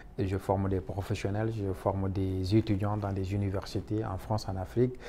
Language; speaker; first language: French; non-native, local second language; Wolof